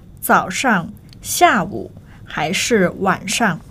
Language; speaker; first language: Chinese; non-native, fluent; Thai